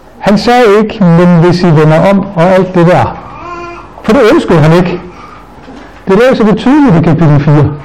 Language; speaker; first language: Danish; native; Danish